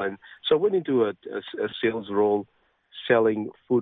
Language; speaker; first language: English; non-native, local second language; Min Nan Chinese